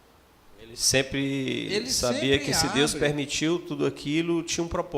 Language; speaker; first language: Portuguese; native; Portuguese